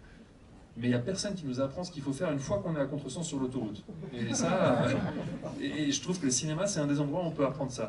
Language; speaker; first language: French; native; French